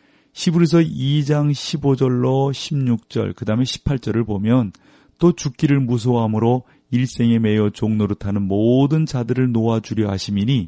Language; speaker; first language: Korean; native; Korean